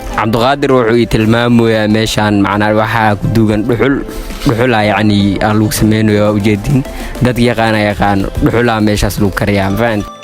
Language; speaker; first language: Somali; non-native, local second language; Swahili